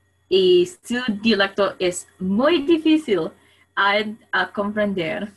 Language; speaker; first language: Spanish; non-native, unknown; English